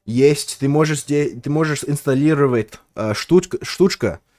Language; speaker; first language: Russian; non-native, learner; English